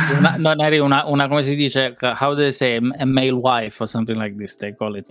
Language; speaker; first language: English; non-native, fluent; Italian